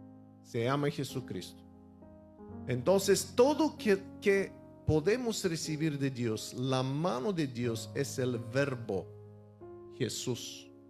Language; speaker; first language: Spanish; non-native, fluent; Bulgarian